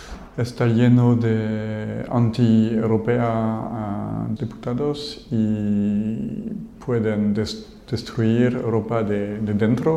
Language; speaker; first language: Spanish; non-native, fluent; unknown